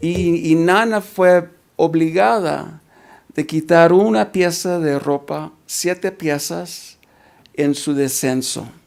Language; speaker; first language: Spanish; early bilingual, heritage; Spanish